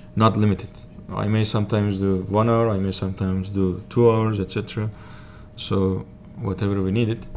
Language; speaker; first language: English; non-native, learner; Turkish